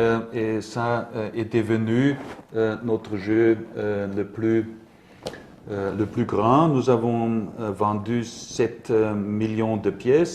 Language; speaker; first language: French; non-native, learner; German